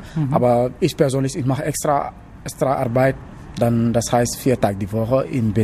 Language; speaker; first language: German; non-native, learner; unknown